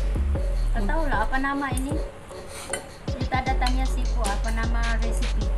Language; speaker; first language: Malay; non-native, learner; Filipino